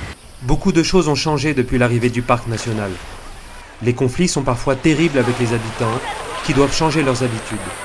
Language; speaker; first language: French; native; French